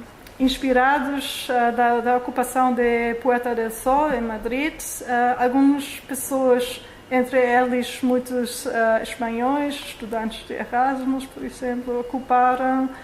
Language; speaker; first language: Portuguese; non-native, fluent; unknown